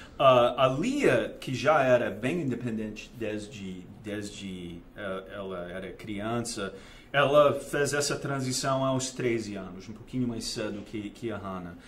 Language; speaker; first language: Portuguese; non-native, fluent; English